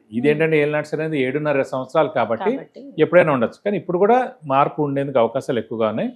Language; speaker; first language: Telugu; native; Telugu